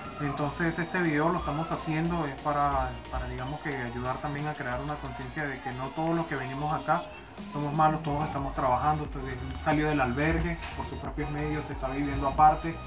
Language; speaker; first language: Spanish; native; Spanish